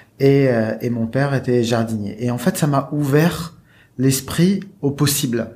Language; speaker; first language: French; native; French